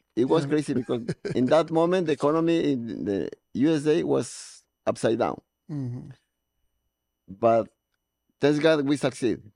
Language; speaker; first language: English; non-native, learner; Spanish